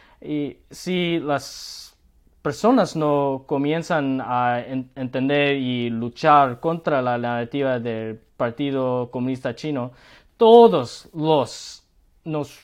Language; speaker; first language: Spanish; non-native, learner; Korean